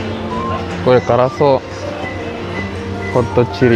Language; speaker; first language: Japanese; non-native, fluent; Indonesian